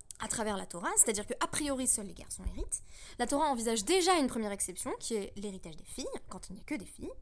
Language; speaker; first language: French; native; French